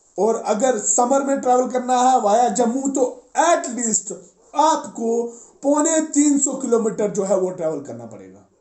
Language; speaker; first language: Hindi; non-native, local second language; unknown